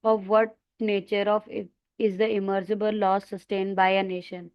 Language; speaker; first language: English; non-native, local second language; Punjabi